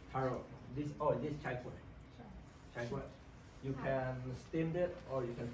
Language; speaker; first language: English; non-native, local second language; Indonesian